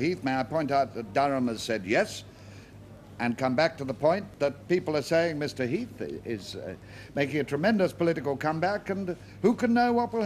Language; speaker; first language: English; native; English